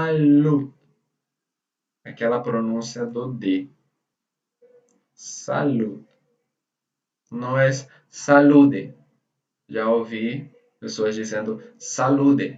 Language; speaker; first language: Portuguese; non-native, fluent; Spanish